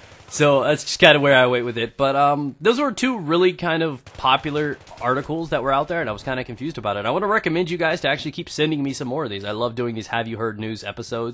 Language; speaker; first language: English; native; English